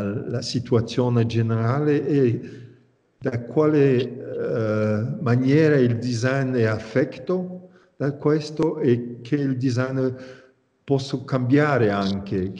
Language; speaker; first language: Italian; non-native, learner; French